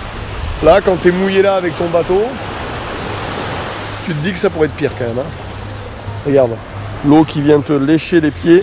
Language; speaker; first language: French; native; French